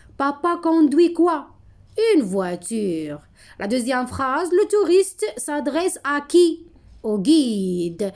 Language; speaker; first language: French; non-native, local second language; Arabic